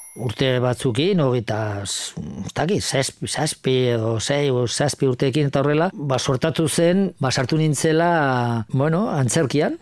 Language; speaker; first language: Basque; non-native, local second language; Spanish